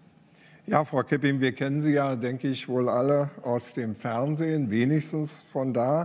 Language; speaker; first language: German; native; German